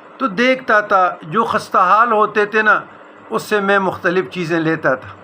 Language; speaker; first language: Urdu; non-native, local second language; Pashto